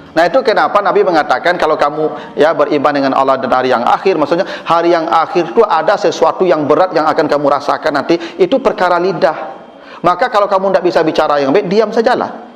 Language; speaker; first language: Malay; non-native, local second language; Minangkabau